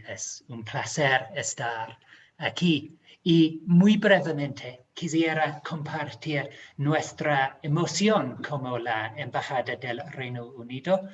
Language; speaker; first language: Spanish; non-native, fluent; English